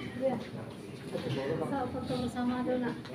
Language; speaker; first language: Indonesian; non-native, local second language; Minangkabau